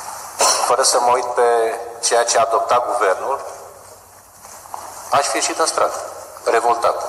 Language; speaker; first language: Romanian; native; Romanian